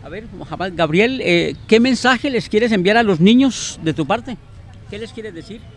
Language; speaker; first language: Spanish; native; Spanish